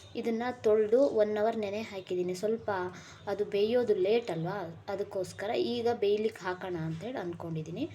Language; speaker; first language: Kannada; native; Kannada